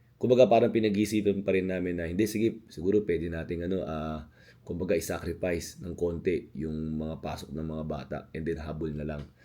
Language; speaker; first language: Filipino; native; Filipino